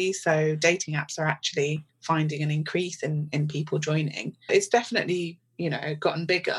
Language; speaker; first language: English; native; English